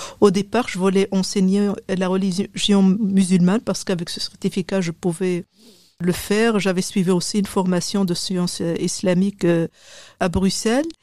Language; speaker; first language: French; non-native, local second language; Arabic